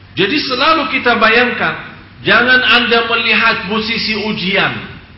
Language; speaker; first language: Indonesian; non-native, fluent; Arabic